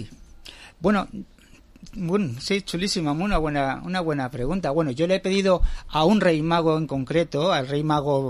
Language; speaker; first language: Spanish; native; Spanish